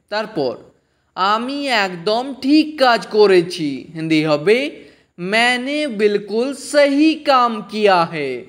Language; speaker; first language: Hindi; non-native, fluent; Bangla